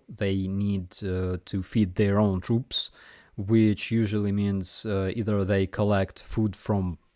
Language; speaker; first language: English; non-native, fluent; Ukrainian